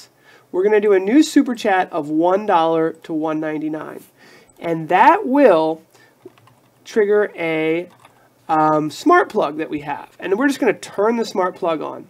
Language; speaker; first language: English; native; English